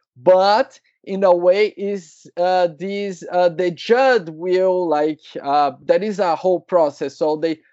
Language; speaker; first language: English; non-native, learner; Portuguese